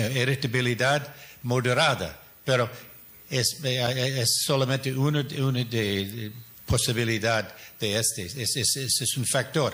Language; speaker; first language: Spanish; non-native, fluent; English